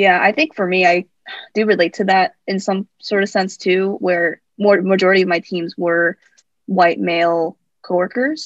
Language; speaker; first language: English; native; English